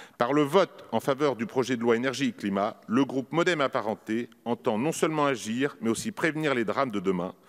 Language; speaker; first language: French; native; French